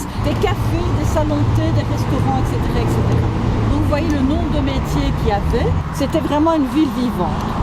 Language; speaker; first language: French; native; French